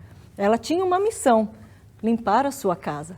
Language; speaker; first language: Portuguese; native; Portuguese